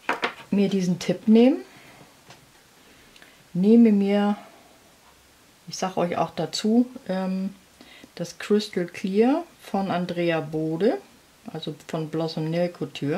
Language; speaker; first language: German; native; German